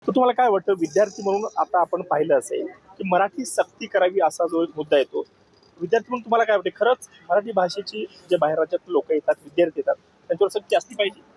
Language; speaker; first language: Marathi; native; Marathi